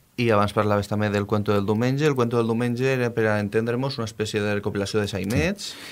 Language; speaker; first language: Catalan; native; Catalan